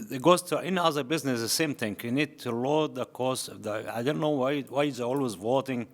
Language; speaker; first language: English; non-native, learner; Arabic